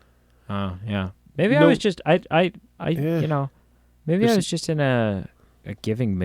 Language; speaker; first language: English; native; English